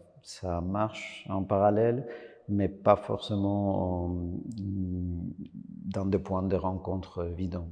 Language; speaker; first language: French; non-native, fluent; Spanish